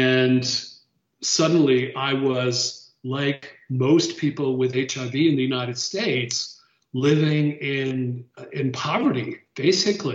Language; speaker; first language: English; native; English